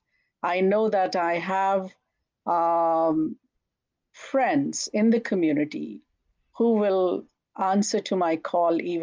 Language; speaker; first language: English; non-native, local second language; Hindi